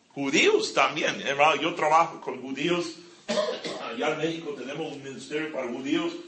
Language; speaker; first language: Spanish; non-native, fluent; English